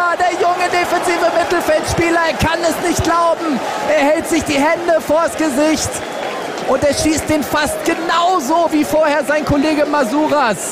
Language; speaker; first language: German; native; German